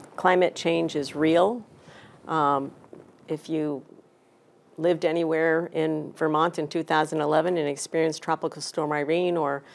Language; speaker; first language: English; native; English